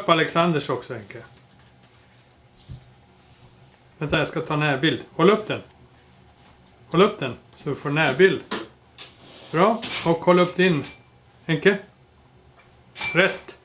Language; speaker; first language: Swedish; early bilingual, other home language; Estonian